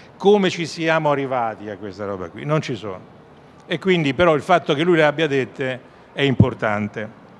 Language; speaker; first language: Italian; native; Italian